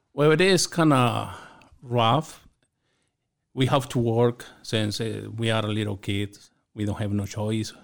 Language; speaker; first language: English; non-native, learner; Spanish